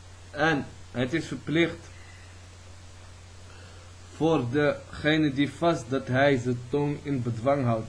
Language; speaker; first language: Dutch; early bilingual, other home language; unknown